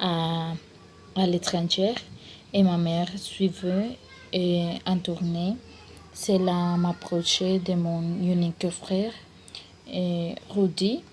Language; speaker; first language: French; non-native, learner; Spanish